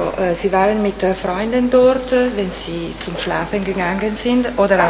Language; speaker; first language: German; non-native, fluent; Italian